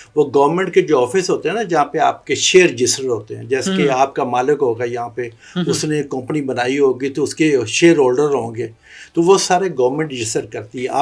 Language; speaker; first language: Urdu; non-native, local second language; Punjabi